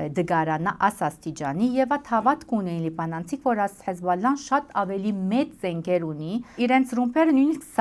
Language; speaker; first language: Armenian; native; Armenian